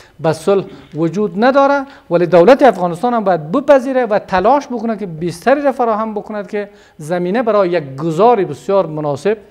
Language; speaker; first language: Persian; native; Persian